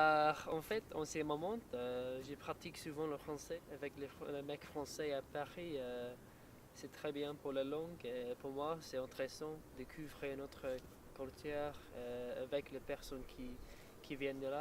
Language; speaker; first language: French; non-native, learner; English